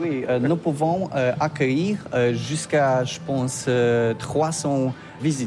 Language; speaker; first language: French; non-native, learner; Polish